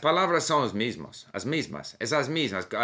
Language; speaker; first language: Portuguese; non-native, learner; English